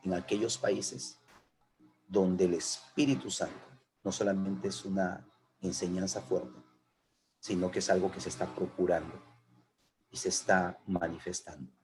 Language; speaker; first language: Spanish; native; Spanish